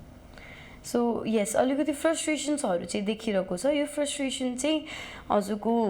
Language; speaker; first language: Nepali; native; Nepali